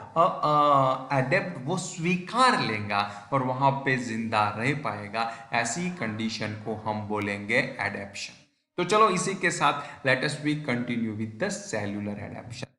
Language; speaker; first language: Hindi; non-native, local second language; Gujarati